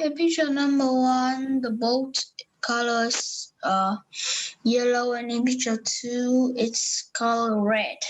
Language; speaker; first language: English; non-native, learner; Vietnamese